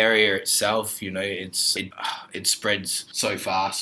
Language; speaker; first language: English; native; English